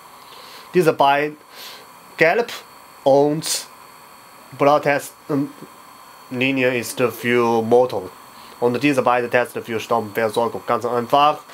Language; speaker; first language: German; non-native, learner; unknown